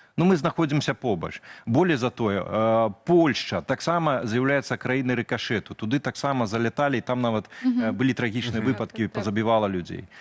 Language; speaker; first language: Belarusian; native; Belarusian